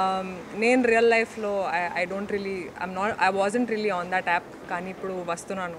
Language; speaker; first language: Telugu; non-native, local second language; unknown